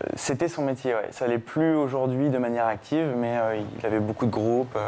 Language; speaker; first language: French; native; French